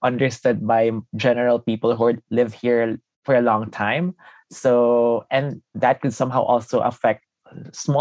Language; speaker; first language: English; non-native, local second language; Filipino